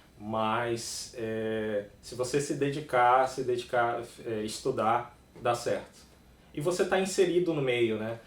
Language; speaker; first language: Portuguese; native; Portuguese